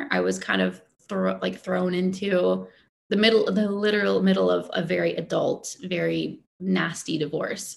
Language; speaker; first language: English; native; English